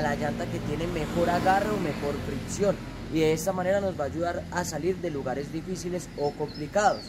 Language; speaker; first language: Spanish; native; Spanish